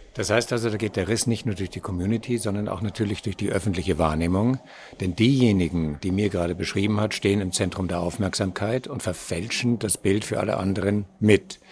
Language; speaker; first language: German; native; German